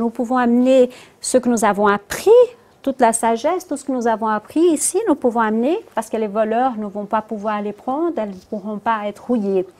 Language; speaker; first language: French; non-native, fluent; Portuguese